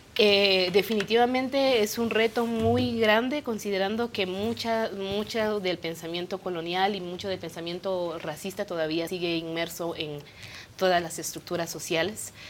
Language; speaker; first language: Spanish; non-native, local second language; Kaqchikel